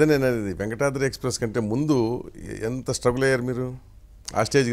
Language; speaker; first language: Telugu; native; Telugu